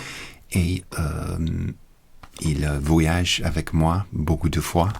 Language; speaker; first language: French; non-native, learner; English